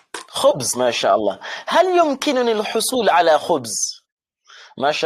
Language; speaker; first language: Arabic; non-native, fluent; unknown